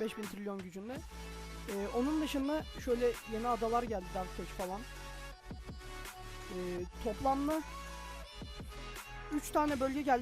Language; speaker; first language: Turkish; native; Turkish